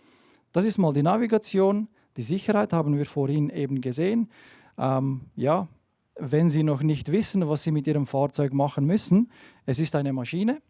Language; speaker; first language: German; native; German